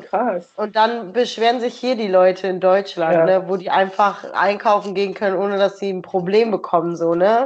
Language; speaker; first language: German; native; German